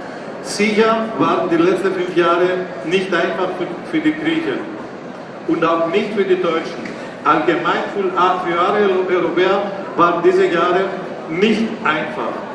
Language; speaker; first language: German; non-native, fluent; Greek